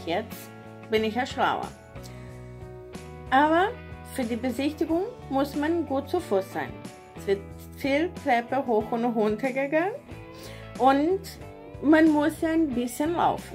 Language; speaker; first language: German; non-native, learner; Portuguese